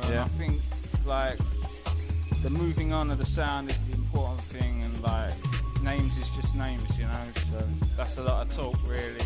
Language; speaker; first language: English; native; English